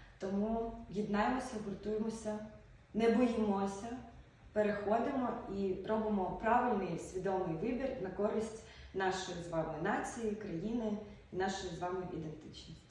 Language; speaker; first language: Ukrainian; native; Ukrainian